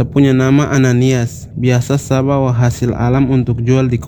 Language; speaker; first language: Indonesian; non-native, local second language; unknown